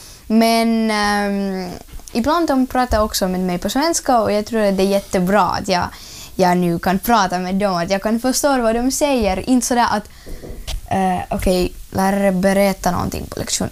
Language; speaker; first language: Swedish; non-native, learner; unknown